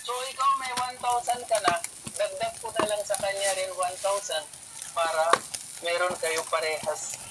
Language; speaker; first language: Filipino; non-native, learner; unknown